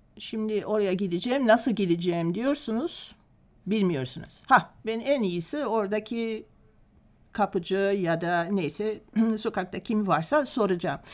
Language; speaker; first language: Turkish; non-native, fluent; Dutch